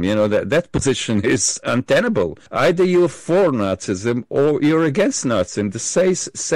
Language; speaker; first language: English; non-native, fluent; Hebrew